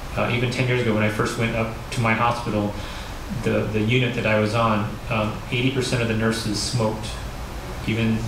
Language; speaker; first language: English; native; English